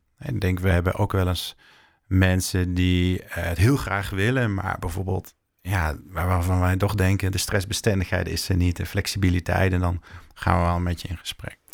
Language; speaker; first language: Dutch; native; Dutch